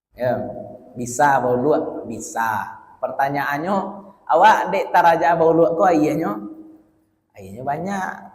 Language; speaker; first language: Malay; non-native, local second language; Minangkabau